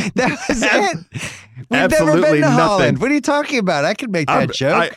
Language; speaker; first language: English; native; English